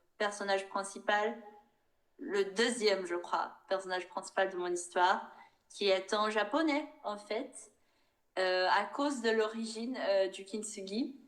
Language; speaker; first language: French; non-native, fluent; Portuguese